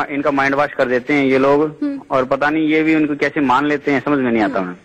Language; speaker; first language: Hindi; native; Hindi